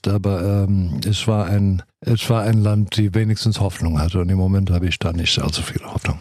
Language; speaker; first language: German; non-native, fluent; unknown